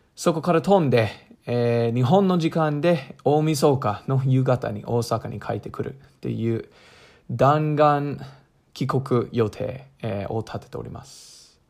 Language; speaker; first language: Japanese; non-native, fluent; English